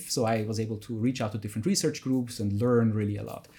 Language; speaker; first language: English; non-native, fluent; German